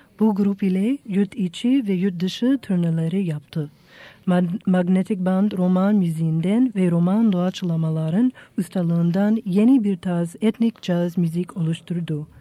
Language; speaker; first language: Turkish; non-native, fluent; English